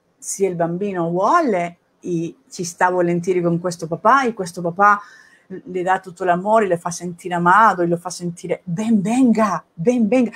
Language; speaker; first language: Italian; non-native, fluent; Spanish